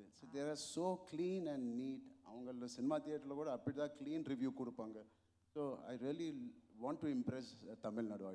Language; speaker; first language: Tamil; non-native, local second language; Telugu